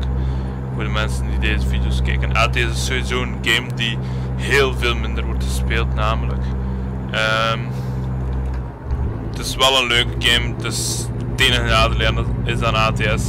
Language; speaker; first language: Dutch; native; Dutch